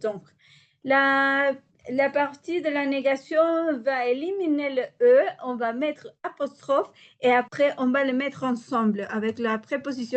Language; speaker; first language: French; non-native, learner; Spanish